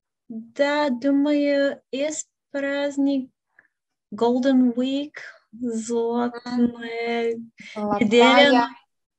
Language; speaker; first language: Russian; non-native, learner; Bulgarian